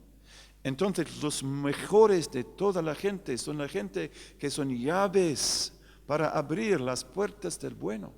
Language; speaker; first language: Spanish; non-native, fluent; English